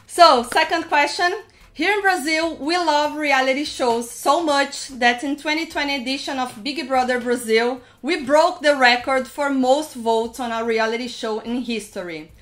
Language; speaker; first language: English; non-native, fluent; Portuguese